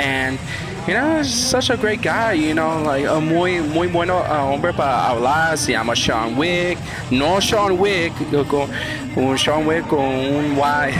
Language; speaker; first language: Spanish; early bilingual, heritage; English